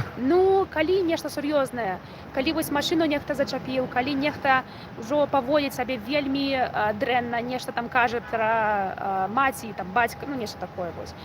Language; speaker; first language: Belarusian; non-native, local second language; Russian